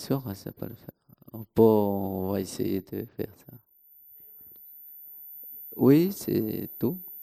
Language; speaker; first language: French; non-native, local second language; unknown